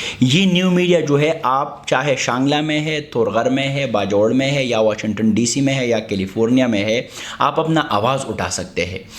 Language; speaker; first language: Urdu; non-native, local second language; Pashto